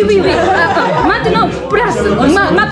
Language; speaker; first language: French; non-native, learner; Japanese